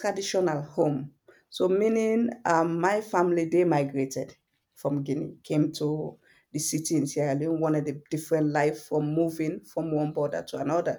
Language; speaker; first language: English; non-native, local second language; Fula